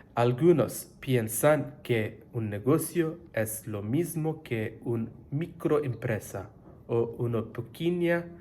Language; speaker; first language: Spanish; non-native, learner; English